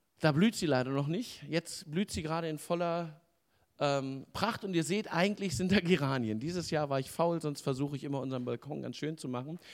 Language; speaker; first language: German; native; German